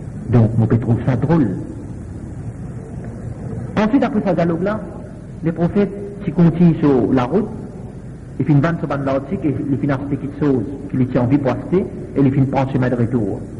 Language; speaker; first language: French; non-native, local second language; Morisyen